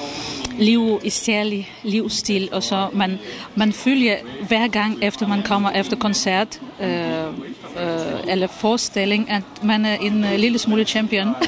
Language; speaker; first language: Danish; non-native, fluent; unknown